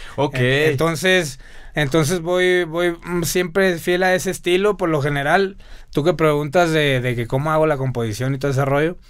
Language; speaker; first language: Spanish; native; Spanish